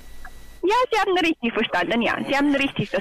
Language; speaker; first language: German; non-native, learner; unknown